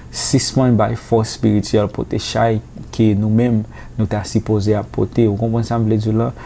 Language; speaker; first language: Haitian Creole; native; Haitian Creole